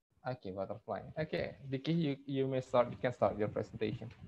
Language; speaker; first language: English; non-native, fluent; Indonesian